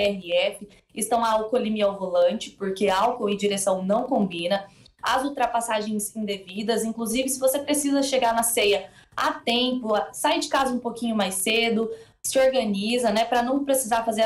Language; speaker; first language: Portuguese; native; Portuguese